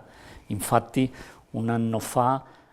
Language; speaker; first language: Italian; non-native, fluent; Spanish